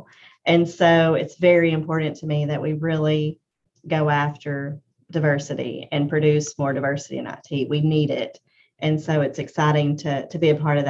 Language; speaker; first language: English; native; English